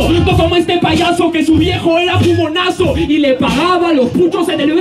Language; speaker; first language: Spanish; native; Spanish